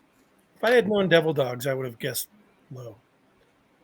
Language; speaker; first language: English; native; English